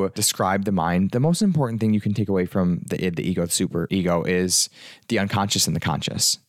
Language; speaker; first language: English; early bilingual, other home language; Italian